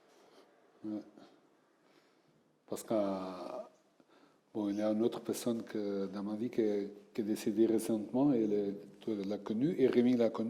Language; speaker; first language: French; non-native, fluent; Portuguese